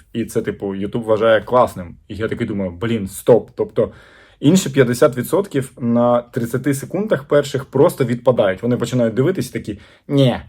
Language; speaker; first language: Ukrainian; non-native, local second language; Russian